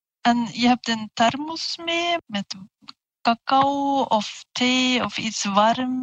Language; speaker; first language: Dutch; non-native, fluent; Norwegian